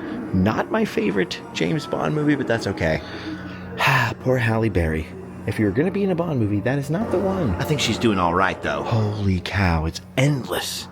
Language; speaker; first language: English; native; English